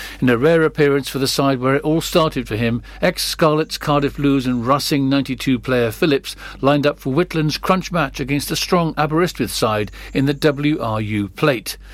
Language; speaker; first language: English; native; English